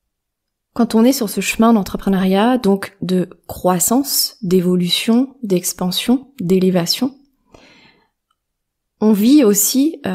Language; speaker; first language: French; native; French